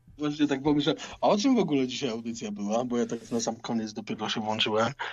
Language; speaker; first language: Polish; native; Polish